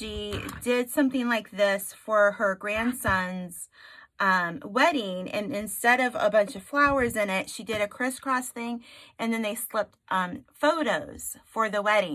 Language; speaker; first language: English; native; English